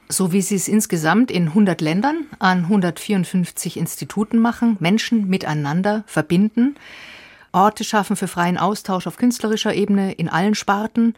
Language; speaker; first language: German; native; German